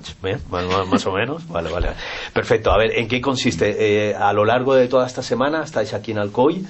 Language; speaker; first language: Spanish; native; Spanish